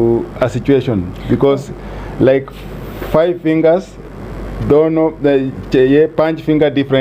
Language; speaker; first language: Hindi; non-native, learner; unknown